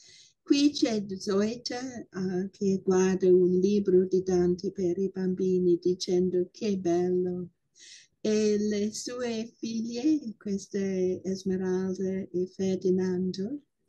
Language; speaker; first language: Italian; non-native, fluent; English